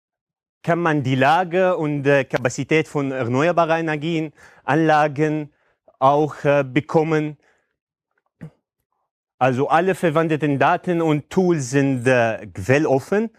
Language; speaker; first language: German; non-native, fluent; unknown